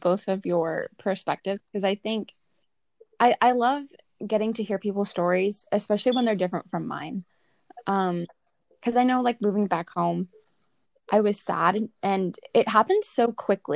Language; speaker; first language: English; native; English